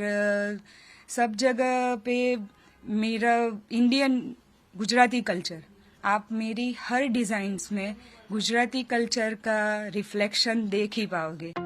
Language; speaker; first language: Hindi; non-native, local second language; Gujarati